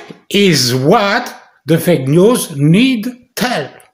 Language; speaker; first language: English; non-native, learner; French